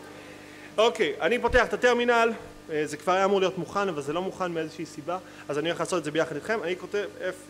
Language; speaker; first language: Hebrew; native; Hebrew